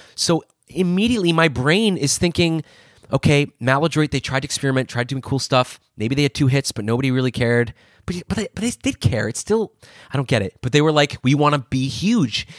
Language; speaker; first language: English; native; English